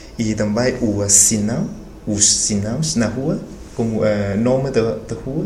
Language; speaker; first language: Portuguese; non-native, learner; Chinese